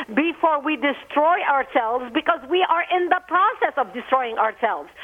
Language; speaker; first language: English; non-native, fluent; Arabic